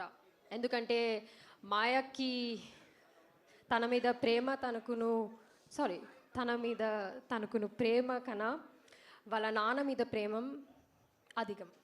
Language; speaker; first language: Telugu; non-native, learner; English